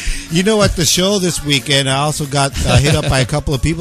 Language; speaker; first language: English; early bilingual, other home language; Spanish